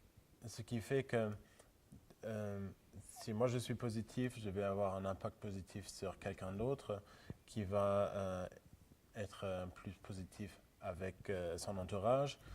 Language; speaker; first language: French; non-native, local second language; Luxembourgish